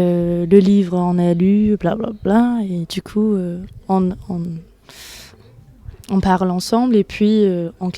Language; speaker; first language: French; non-native, fluent; Danish